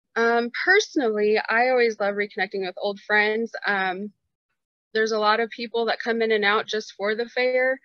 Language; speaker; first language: English; native; English